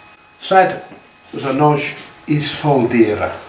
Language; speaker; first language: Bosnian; non-native, learner; English